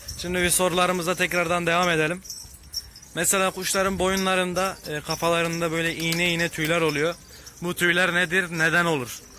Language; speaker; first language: Turkish; native; Turkish